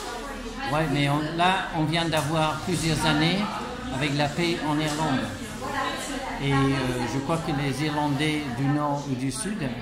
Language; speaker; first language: French; non-native, fluent; English